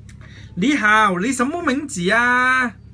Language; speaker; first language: Chinese; non-native, local second language; Cantonese